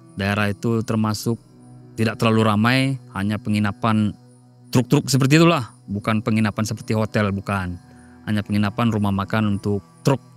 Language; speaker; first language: Indonesian; non-native, local second language; Batak Toba